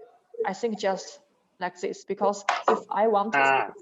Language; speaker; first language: English; non-native, learner; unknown